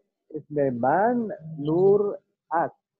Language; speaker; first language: Persian; non-native, learner; Indonesian